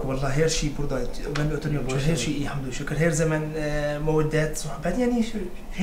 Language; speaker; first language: Turkish; non-native, learner; Arabic